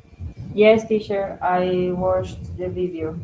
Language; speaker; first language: English; non-native, learner; Spanish